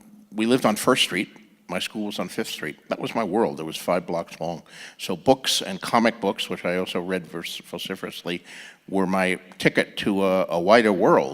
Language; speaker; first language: English; native; English